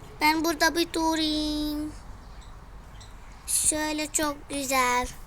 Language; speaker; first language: Turkish; early bilingual, heritage; Turkish